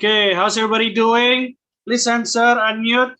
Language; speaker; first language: English; non-native, fluent; Indonesian